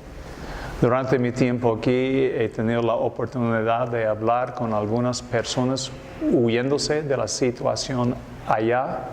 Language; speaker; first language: Spanish; non-native, fluent; English